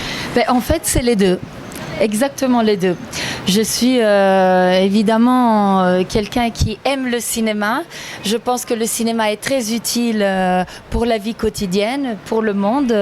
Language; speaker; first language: French; non-native, fluent; Italian